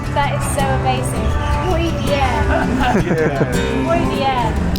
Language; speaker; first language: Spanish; non-native, learner; English